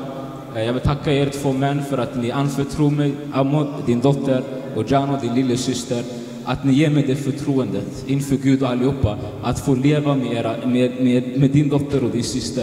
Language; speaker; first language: Swedish; early bilingual, other home language; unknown